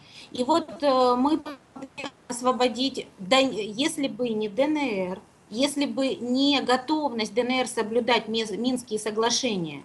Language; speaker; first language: Russian; native; Russian